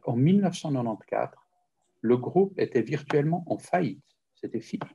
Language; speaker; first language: French; native; French